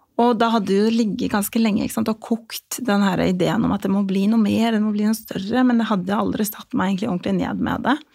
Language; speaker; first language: Norwegian; early bilingual, other home language; Albanian